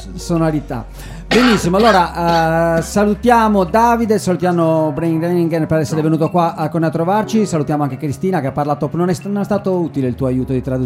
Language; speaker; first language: Italian; native; Italian